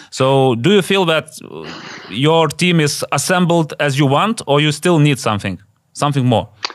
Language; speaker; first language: English; non-native, fluent; Lithuanian